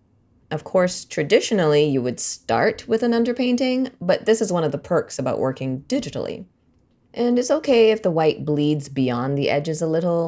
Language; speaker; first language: English; native; English